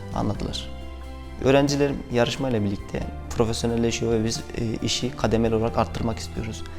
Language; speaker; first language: Turkish; native; Turkish